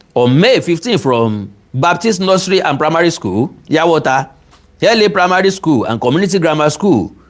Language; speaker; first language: English; non-native, local second language; Yoruba